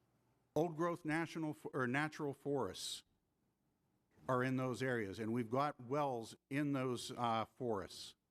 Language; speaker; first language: English; native; English